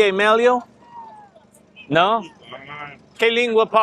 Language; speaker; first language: Italian; non-native, learner; English